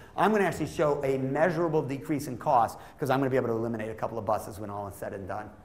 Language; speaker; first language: English; native; English